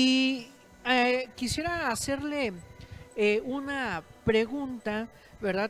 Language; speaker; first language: Spanish; native; Spanish